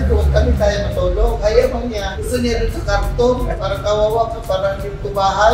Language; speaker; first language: Filipino; non-native, local second language; Cebuano